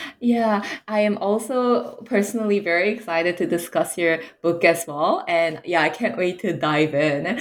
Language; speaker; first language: English; native; English